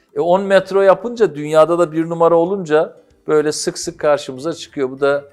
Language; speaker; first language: Turkish; native; Turkish